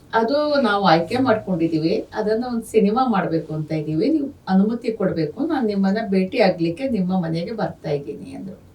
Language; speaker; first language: Kannada; non-native, local second language; Urdu